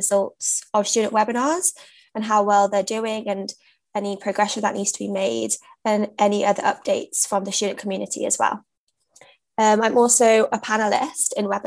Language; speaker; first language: English; native; English